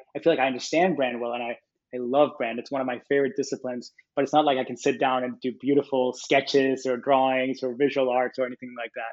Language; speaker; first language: English; non-native, fluent; Danish